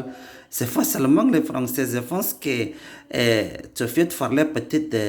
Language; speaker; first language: French; non-native, learner; Indonesian